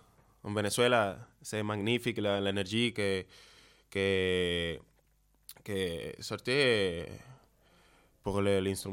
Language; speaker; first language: French; non-native, learner; Spanish